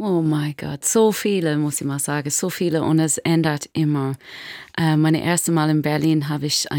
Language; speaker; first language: German; non-native, learner; English